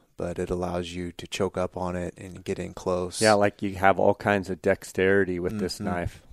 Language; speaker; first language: English; native; English